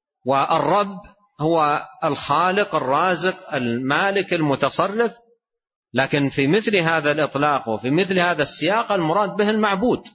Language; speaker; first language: Arabic; native; Arabic